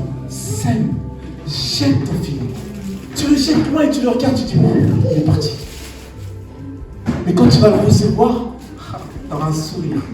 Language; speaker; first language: French; native; French